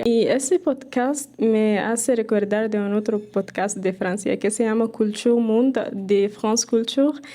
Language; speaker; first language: Spanish; non-native, fluent; Arabic